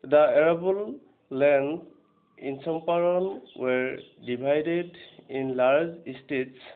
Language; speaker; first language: English; non-native, local second language; Assamese